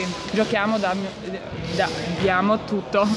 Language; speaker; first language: Italian; non-native, fluent; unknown